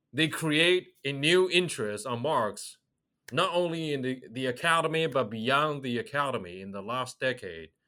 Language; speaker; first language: English; non-native, fluent; Chinese